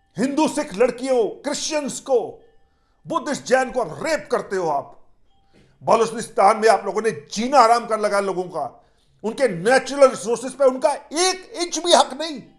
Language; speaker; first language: Hindi; native; Hindi